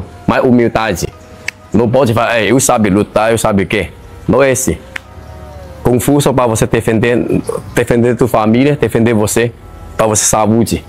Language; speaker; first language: Portuguese; non-native, learner; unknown